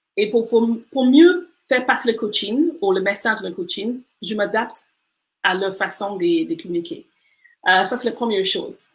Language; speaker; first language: French; non-native, fluent; English